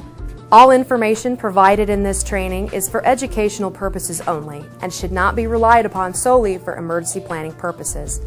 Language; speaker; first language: English; native; English